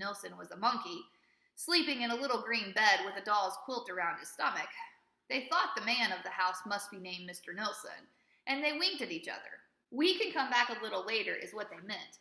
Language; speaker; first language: English; native; English